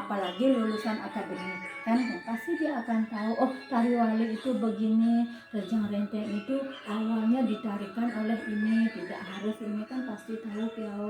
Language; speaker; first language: Indonesian; non-native, local second language; Balinese